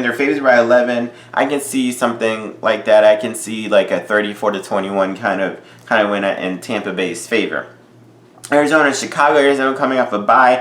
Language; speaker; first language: English; native; English